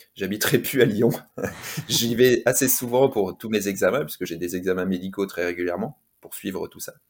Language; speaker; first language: French; native; French